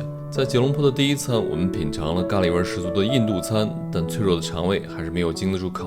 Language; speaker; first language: Chinese; native; Chinese